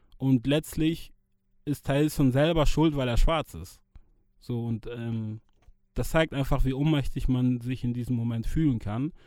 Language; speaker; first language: German; early bilingual, other home language; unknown